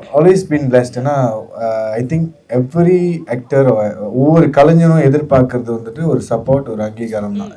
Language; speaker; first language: Tamil; native; Tamil